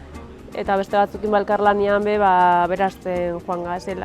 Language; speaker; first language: Basque; native; Basque